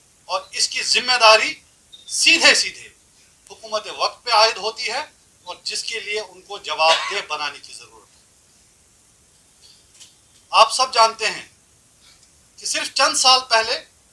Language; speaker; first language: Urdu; non-native, local second language; Kashmiri